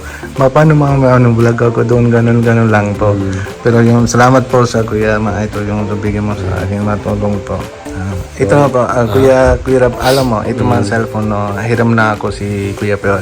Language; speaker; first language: Filipino; non-native, learner; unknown